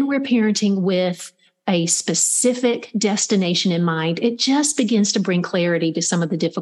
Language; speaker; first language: English; native; English